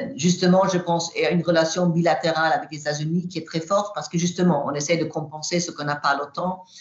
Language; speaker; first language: French; non-native, fluent; Swedish